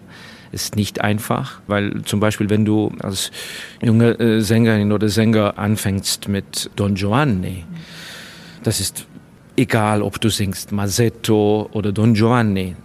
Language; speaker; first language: German; non-native, fluent; Estonian